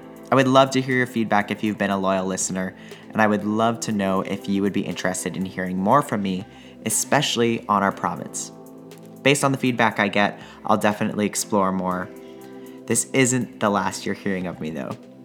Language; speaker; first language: English; native; English